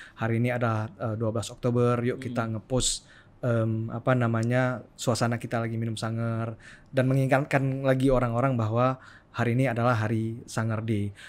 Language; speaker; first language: Indonesian; native; Indonesian